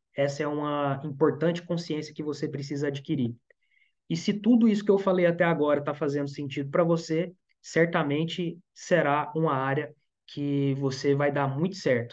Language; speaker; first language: Portuguese; native; Portuguese